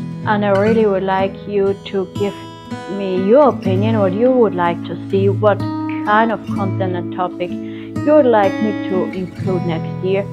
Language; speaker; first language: English; non-native, fluent; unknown